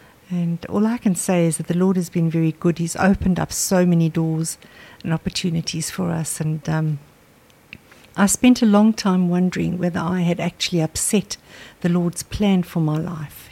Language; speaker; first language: English; non-native, local second language; Afrikaans